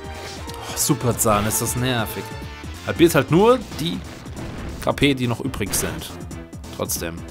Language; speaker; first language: German; native; German